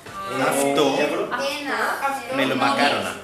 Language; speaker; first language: Greek; non-native, learner; Spanish